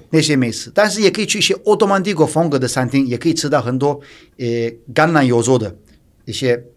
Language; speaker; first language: Chinese; non-native, fluent; Turkish